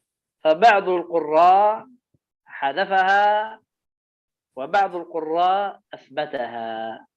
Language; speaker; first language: Arabic; native; Arabic